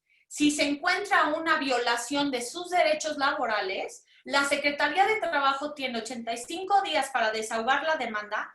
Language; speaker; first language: Spanish; native; Spanish